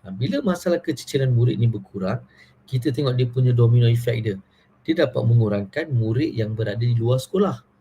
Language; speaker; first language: Malay; non-native, local second language; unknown